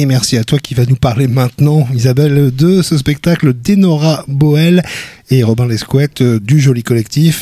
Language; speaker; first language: French; native; French